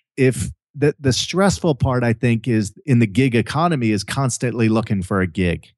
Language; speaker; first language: English; native; English